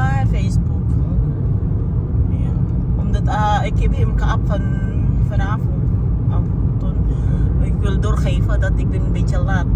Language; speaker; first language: Dutch; non-native, learner; Filipino